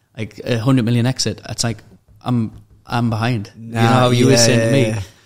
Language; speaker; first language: English; native; English